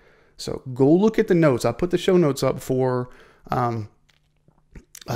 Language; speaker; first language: English; native; English